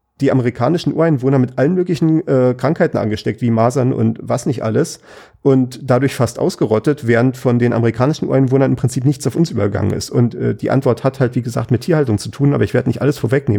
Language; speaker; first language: German; native; German